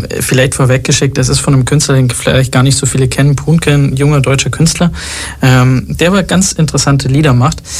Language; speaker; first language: German; early bilingual, other home language; Arabic